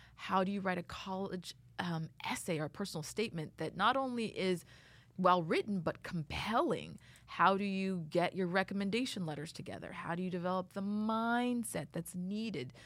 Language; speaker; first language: English; native; English